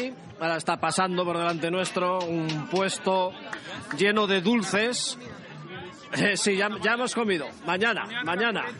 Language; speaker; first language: Spanish; native; Spanish